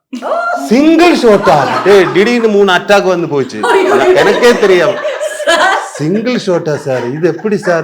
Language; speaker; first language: Tamil; non-native, learner; Malayalam